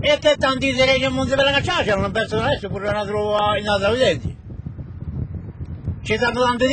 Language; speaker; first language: Italian; native; Italian